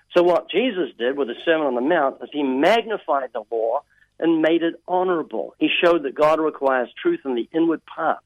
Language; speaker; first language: English; native; English